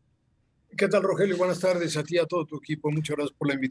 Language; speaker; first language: Spanish; native; Spanish